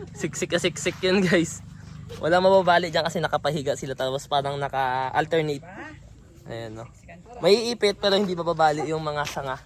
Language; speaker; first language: Filipino; native; Filipino